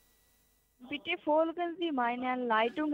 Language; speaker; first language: German; non-native, learner; Hindi